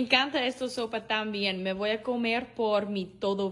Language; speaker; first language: Spanish; non-native, learner; English